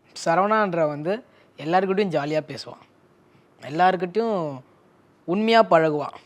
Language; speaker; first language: Tamil; native; Tamil